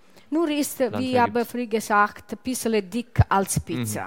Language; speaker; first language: German; non-native, learner; Italian